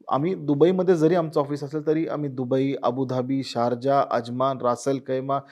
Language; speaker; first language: Marathi; native; Marathi